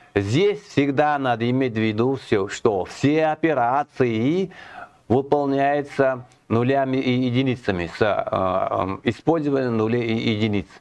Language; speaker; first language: Russian; non-native, local second language; Kazakh